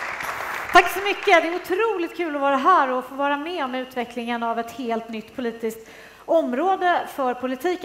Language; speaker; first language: Swedish; native; Swedish